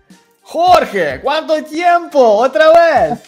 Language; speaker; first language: Spanish; non-native, learner; Ukrainian